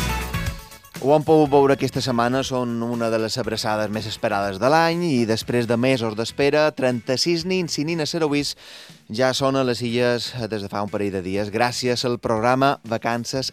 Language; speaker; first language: Catalan; native; Catalan